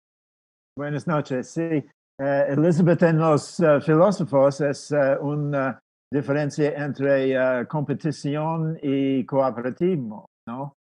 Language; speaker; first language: Spanish; non-native, fluent; English